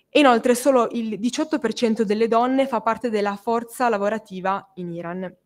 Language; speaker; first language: Italian; native; Italian